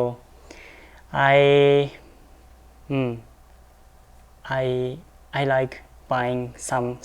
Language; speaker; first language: English; non-native, learner; Japanese